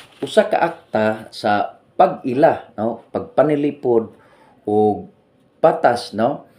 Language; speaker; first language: Cebuano; non-native, local second language; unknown